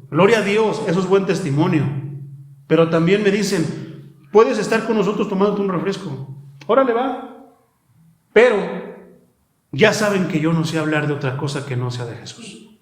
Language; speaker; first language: Spanish; native; Spanish